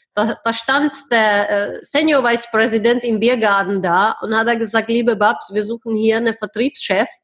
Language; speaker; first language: German; non-native, fluent; Czech